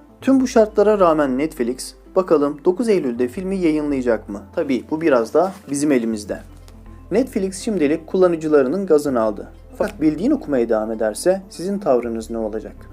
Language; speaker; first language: Turkish; native; Turkish